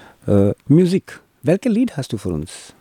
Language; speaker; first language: German; non-native, learner; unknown